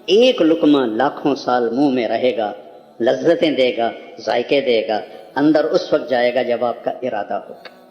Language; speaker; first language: Urdu; non-native, local second language; Punjabi